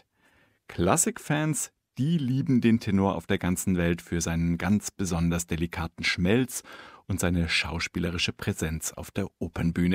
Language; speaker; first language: German; native; German